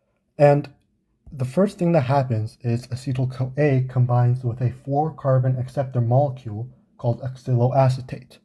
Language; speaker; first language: English; native; English